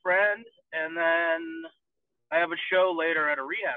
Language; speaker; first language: English; native; English